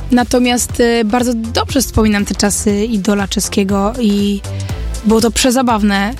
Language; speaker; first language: Polish; early bilingual, heritage; Polish